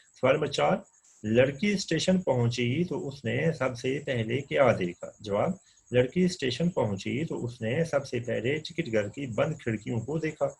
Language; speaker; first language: Urdu; non-native, local second language; Punjabi